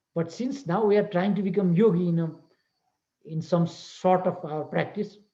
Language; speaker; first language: English; non-native, local second language; Nepali